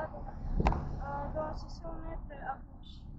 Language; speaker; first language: French; non-native, learner; Russian